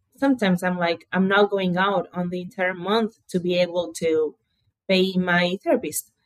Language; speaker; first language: English; early bilingual, other home language; Portuguese